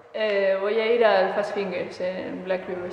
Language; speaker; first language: Spanish; native; Spanish